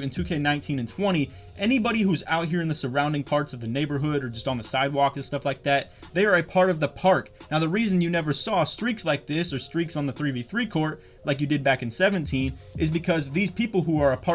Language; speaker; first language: English; native; English